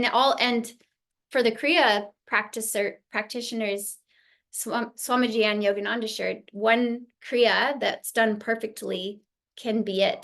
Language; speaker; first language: English; native; English